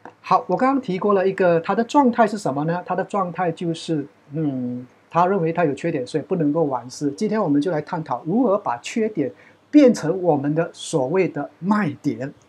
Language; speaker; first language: Chinese; native; Chinese